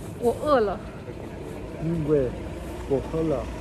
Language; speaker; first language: Chinese; non-native, learner; Italian